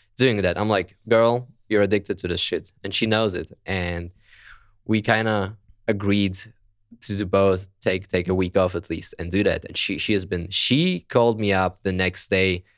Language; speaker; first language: English; non-native, fluent; German